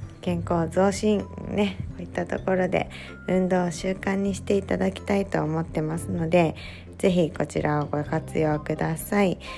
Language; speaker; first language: Japanese; native; Japanese